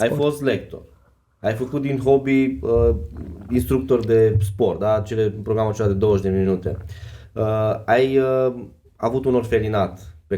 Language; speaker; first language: Romanian; native; Romanian